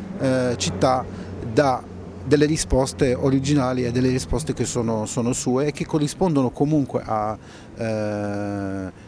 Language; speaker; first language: Italian; non-native, fluent; Arabic